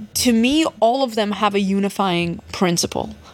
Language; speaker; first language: English; early bilingual, other home language; Russian